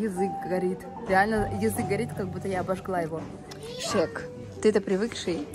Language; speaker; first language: Russian; native; Russian